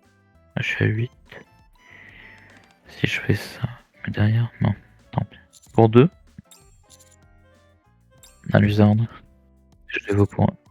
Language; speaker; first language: French; native; French